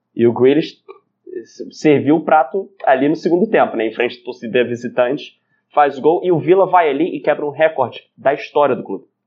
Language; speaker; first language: Portuguese; non-native, fluent; English